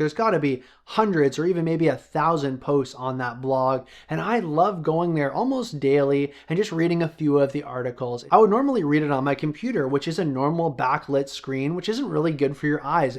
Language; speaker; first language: English; native; English